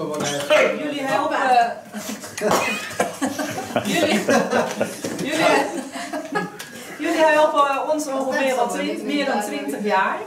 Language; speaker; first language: Dutch; non-native, learner; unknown